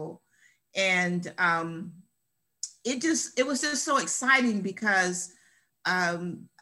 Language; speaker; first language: English; native; English